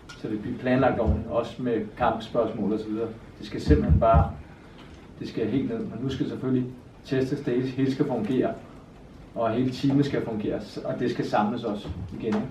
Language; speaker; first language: Danish; native; Danish